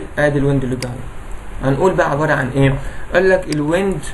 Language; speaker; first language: Arabic; native; Arabic